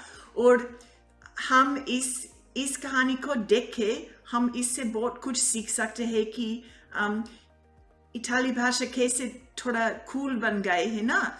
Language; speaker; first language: Hindi; non-native, fluent; Italian